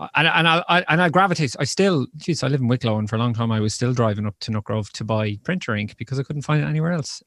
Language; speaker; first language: English; native; English